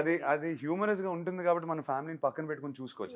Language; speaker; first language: Telugu; native; Telugu